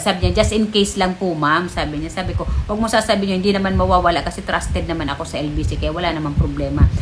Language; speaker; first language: Filipino; non-native, local second language; Bikol